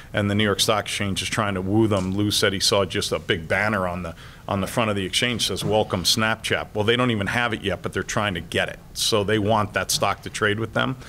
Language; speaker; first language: English; native; English